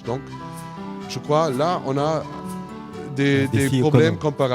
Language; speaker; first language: French; non-native, fluent; German